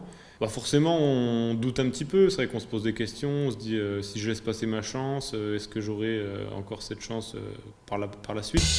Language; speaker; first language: French; native; French